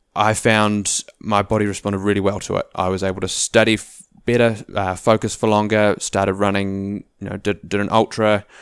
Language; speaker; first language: English; native; English